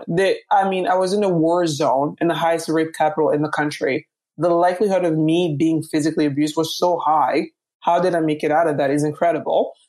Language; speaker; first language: English; early bilingual, other home language; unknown